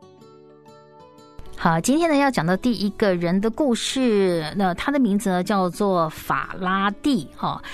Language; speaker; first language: Chinese; native; Chinese